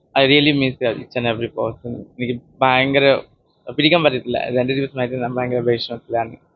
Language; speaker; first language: Malayalam; non-native, local second language; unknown